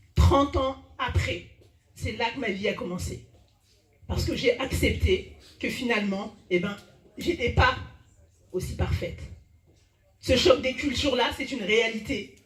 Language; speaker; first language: French; early bilingual, other home language; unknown